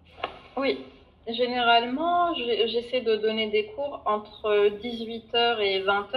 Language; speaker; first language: French; non-native, fluent; Arabic